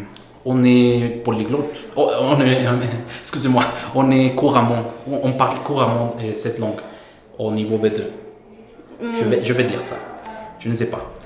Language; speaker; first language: French; non-native, fluent; Spanish